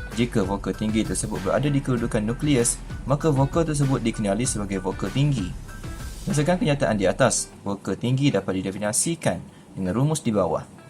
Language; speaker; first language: Malay; native; Malay